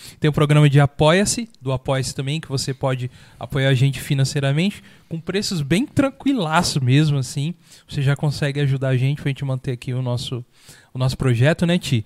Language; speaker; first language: Portuguese; native; Portuguese